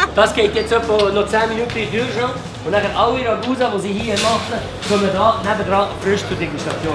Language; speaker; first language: German; non-native, local second language; French